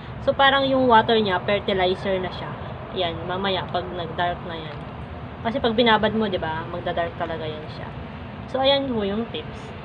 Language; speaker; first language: Filipino; non-native, local second language; Iloko